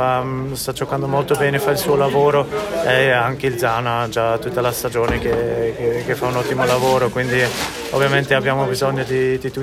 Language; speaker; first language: Italian; non-native, local second language; Swiss German